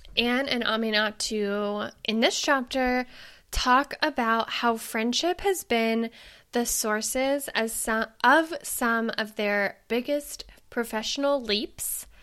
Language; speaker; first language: English; native; English